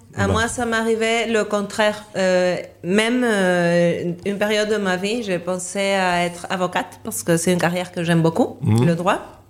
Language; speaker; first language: French; non-native, fluent; Spanish